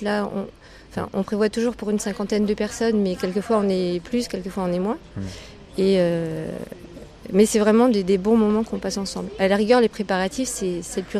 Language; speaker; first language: French; native; French